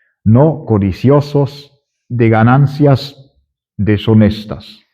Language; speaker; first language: Spanish; non-native, fluent; German